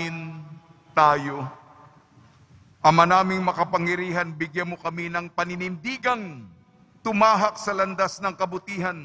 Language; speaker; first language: Filipino; native; Filipino